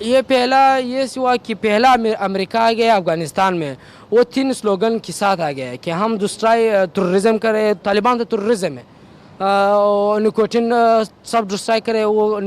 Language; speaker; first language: Hindi; non-native, learner; Pashto